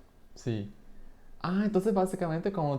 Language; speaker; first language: Spanish; non-native, fluent; Portuguese